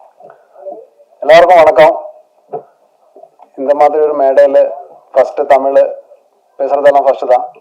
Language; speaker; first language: Tamil; non-native, learner; Malayalam